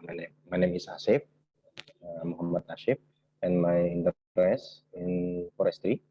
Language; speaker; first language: English; non-native, learner; Indonesian